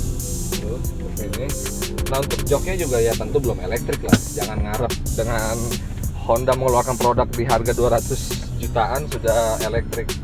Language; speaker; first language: Indonesian; native; Indonesian